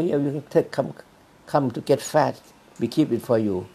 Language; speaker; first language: English; non-native, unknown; Thai